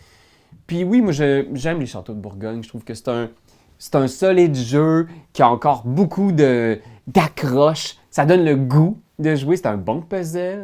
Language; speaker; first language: French; native; French